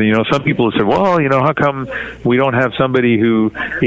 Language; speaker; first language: English; native; English